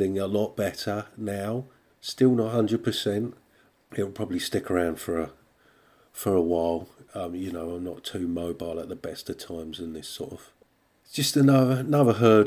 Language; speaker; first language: English; native; English